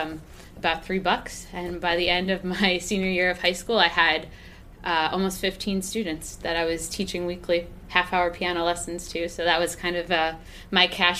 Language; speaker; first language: English; native; English